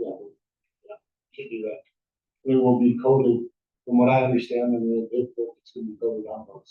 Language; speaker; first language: English; native; English